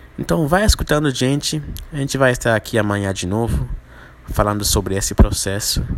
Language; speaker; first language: Portuguese; non-native, fluent; English